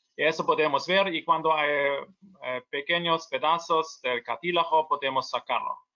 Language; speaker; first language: Spanish; non-native, learner; German